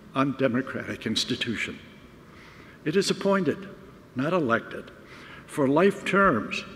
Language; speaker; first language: English; native; English